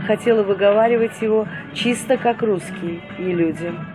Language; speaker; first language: Russian; non-native, fluent; Turkish